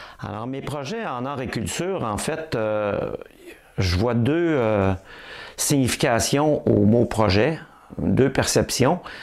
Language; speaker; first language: French; native; French